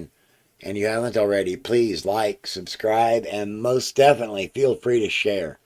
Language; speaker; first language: English; native; English